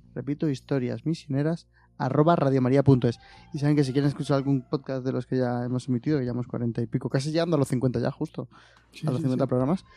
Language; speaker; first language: Spanish; native; Spanish